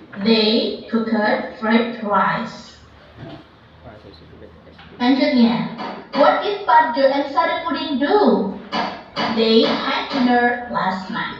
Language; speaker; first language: English; non-native, fluent; Indonesian